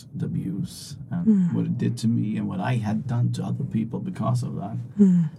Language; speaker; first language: English; non-native, fluent; Swedish